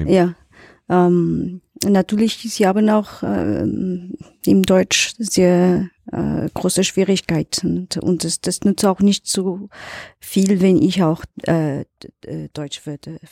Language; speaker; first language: German; non-native, learner; Portuguese